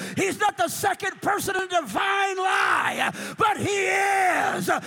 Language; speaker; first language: English; early bilingual, other home language; Portuguese